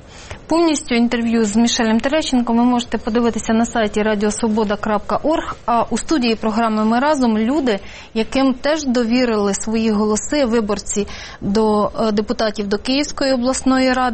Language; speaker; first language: Ukrainian; native; Ukrainian